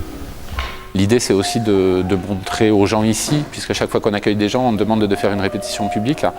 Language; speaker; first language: French; native; French